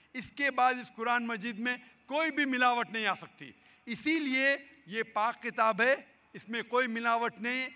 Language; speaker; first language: Hindi; non-native, local second language; Konkani